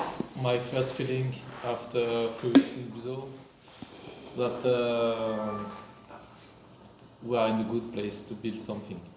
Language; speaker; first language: English; non-native, fluent; French